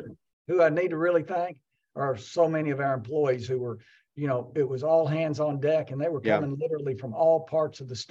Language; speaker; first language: English; native; English